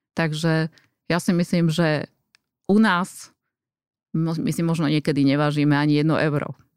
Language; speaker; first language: Slovak; native; Slovak